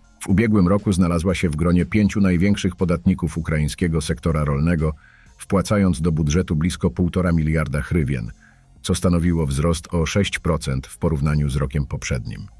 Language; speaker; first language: Polish; native; Polish